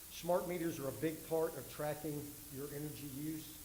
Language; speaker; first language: English; native; English